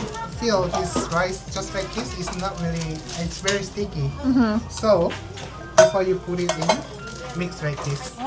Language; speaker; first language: English; non-native, learner; Korean